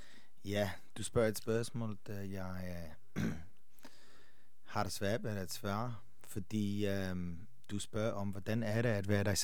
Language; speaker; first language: Danish; non-native, fluent; English